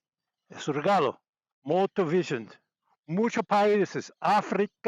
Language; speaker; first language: Spanish; non-native, learner; English